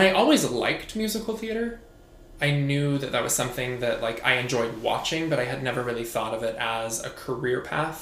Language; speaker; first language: English; native; English